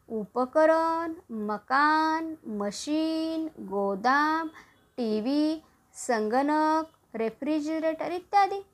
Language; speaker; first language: Hindi; non-native, local second language; Marathi